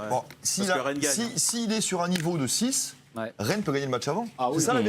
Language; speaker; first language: French; native; French